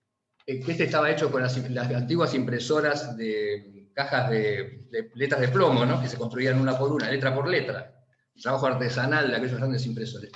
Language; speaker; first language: Spanish; native; Spanish